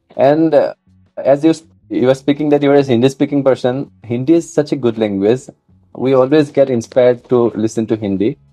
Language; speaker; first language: English; non-native, local second language; Assamese